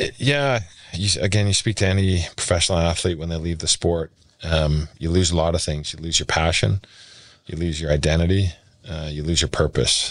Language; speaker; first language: English; native; English